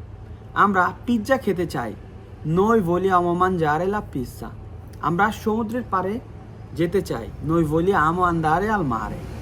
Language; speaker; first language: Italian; non-native, fluent; Bangla